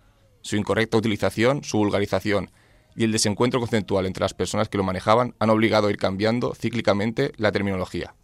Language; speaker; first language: Spanish; native; Spanish